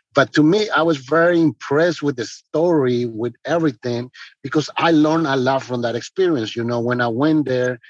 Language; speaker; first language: English; non-native, fluent; Spanish